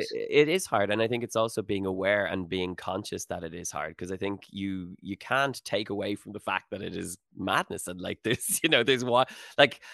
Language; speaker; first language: English; native; English